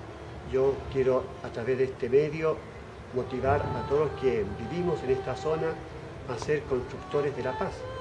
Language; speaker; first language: Spanish; native; Spanish